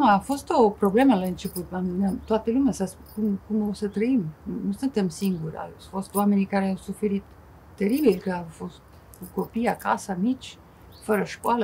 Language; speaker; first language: Romanian; non-native, fluent; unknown